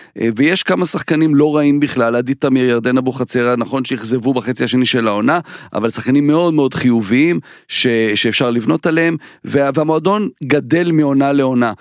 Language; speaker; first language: Hebrew; native; Hebrew